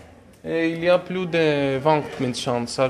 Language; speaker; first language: French; non-native, learner; Greek